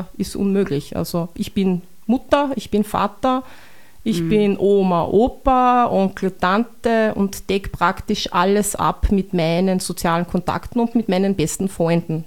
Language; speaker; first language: German; native; German